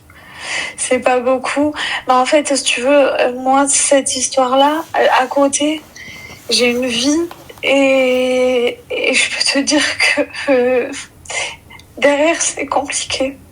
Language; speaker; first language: French; early bilingual, other home language; Arabic